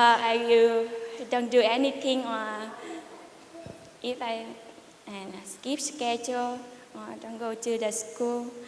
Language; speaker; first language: English; non-native, learner; Vietnamese